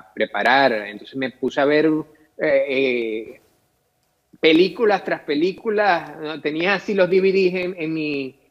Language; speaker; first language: Spanish; native; Spanish